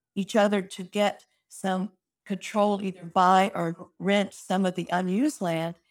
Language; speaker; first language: English; native; English